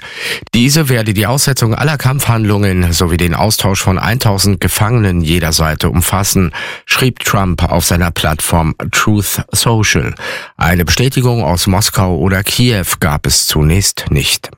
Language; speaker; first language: German; native; German